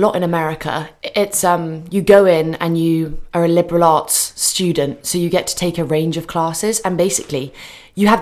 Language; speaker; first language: English; native; English